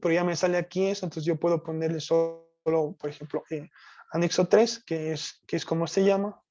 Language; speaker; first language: Spanish; native; Spanish